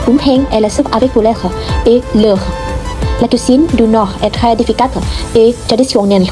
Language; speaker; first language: French; non-native, learner; Vietnamese